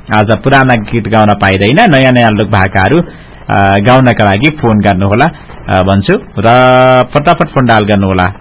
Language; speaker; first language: Nepali; non-native, local second language; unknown